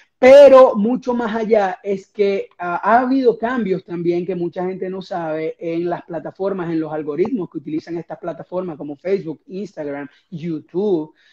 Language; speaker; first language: Spanish; native; Spanish